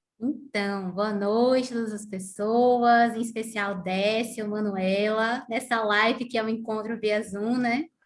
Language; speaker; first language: Portuguese; native; Portuguese